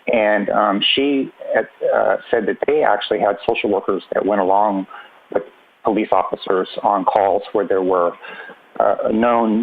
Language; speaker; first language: English; native; English